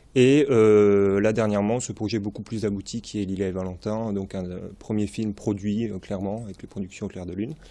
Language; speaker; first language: French; native; French